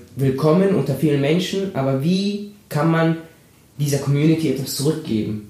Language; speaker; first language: German; early bilingual, other home language; Spanish